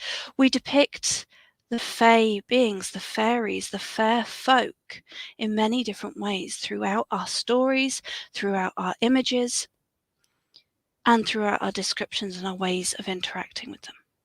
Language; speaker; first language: English; native; English